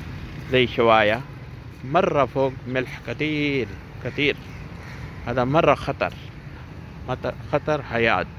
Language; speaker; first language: Arabic; non-native, learner; Urdu